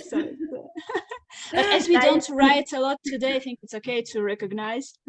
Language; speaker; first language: English; non-native, fluent; Russian